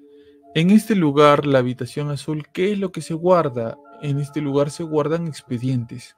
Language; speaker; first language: Spanish; native; Spanish